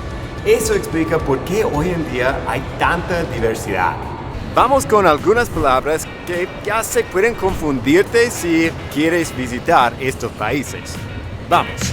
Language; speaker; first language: Spanish; non-native, fluent; English